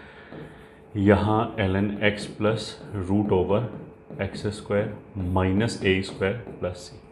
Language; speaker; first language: Hindi; native; Hindi